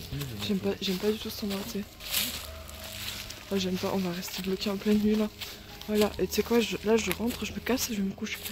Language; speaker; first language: French; native; French